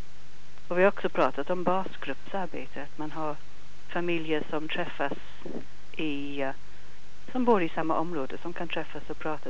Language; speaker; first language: Swedish; non-native, fluent; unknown